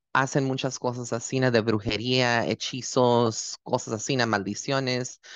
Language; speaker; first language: Spanish; early bilingual, heritage; Spanish